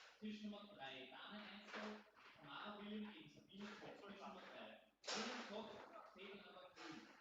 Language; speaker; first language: German; native; German